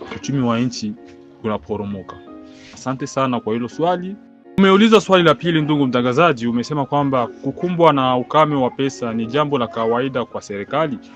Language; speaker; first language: Swahili; native; Swahili